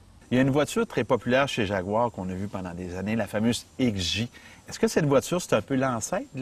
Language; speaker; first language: French; native; French